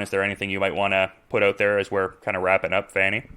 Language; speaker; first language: English; native; English